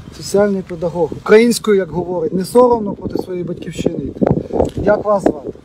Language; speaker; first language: Ukrainian; native; Ukrainian